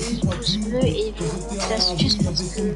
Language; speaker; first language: French; native; French